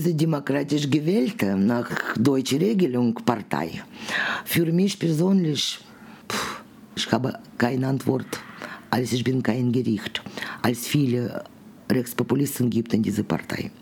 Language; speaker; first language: German; non-native, learner; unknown